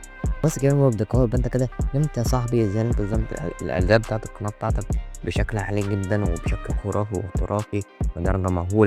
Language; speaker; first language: Arabic; native; Arabic